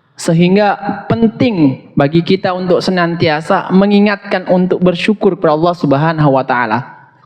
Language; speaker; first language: Indonesian; native; Indonesian